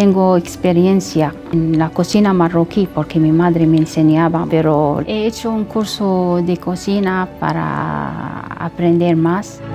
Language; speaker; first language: Spanish; non-native, fluent; Arabic